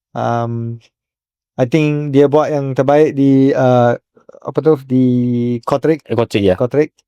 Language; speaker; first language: Malay; native; Malay